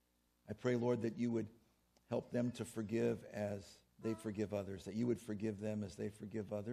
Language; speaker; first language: English; native; English